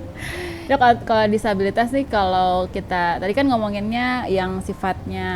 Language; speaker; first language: Indonesian; native; Indonesian